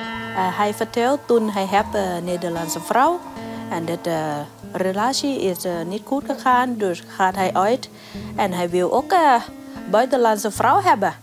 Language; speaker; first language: Dutch; non-native, learner; Thai